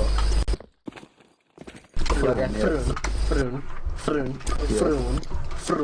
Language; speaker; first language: Swedish; non-native, learner; English